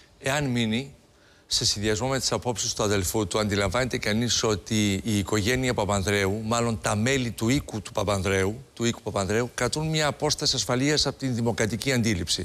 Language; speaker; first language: Greek; native; Greek